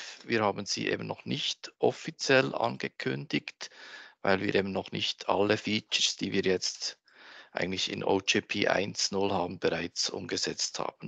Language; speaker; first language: German; native; German